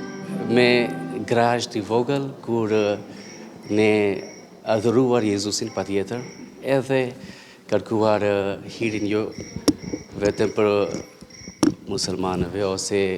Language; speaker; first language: Albanian; non-native, fluent; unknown